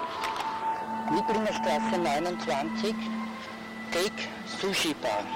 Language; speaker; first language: German; native; German